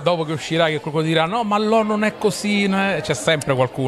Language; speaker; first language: Italian; native; Italian